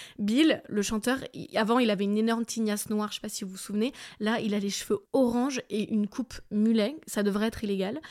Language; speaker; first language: French; early bilingual, other home language; English